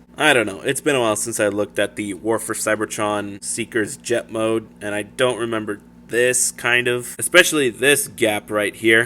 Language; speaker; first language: English; native; English